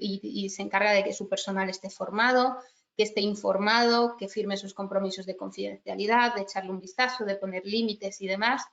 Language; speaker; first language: Spanish; native; Spanish